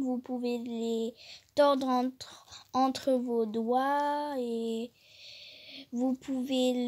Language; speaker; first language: French; non-native, fluent; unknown